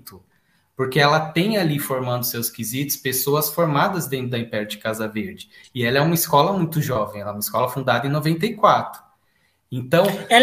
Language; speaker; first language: Portuguese; native; Portuguese